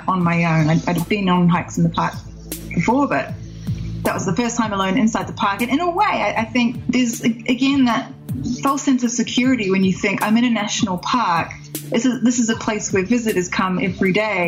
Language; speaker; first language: English; native; English